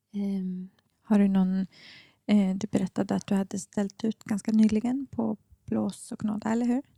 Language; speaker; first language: Swedish; native; Swedish